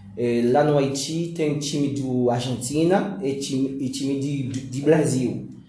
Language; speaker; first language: Portuguese; non-native, learner; Haitian Creole